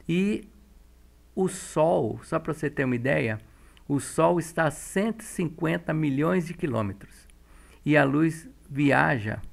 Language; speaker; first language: Portuguese; native; Portuguese